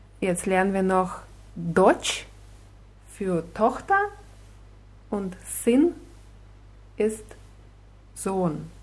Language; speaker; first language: German; non-native, fluent; Russian